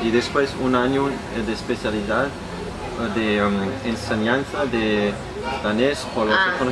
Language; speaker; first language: Spanish; non-native, learner; Danish